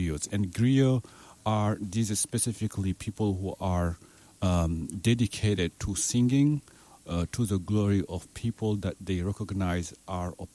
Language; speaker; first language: English; non-native, fluent; Fula